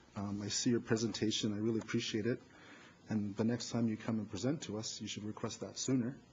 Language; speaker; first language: English; native; English